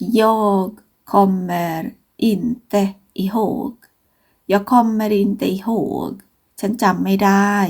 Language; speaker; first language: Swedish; non-native, fluent; Thai